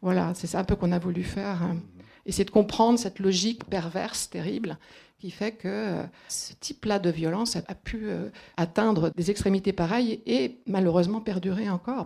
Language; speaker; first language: French; native; French